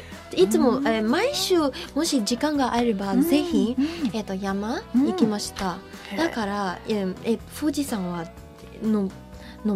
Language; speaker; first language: Japanese; non-native, learner; English